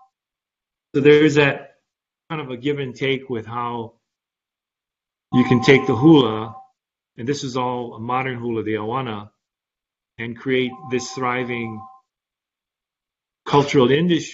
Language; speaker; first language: English; native; English